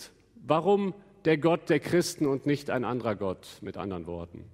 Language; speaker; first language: German; native; German